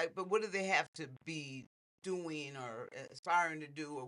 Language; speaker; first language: English; native; English